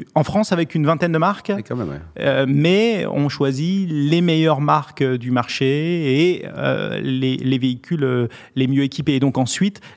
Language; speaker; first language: French; native; French